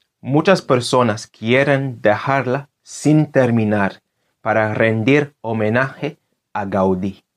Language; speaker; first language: Spanish; non-native, fluent; English